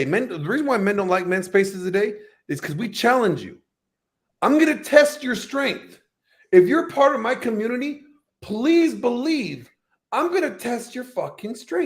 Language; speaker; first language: English; native; English